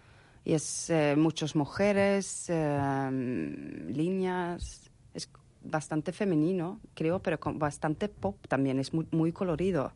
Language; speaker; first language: Spanish; non-native, fluent; Swedish